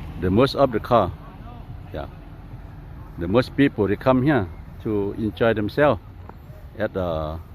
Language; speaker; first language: English; non-native, fluent; Lao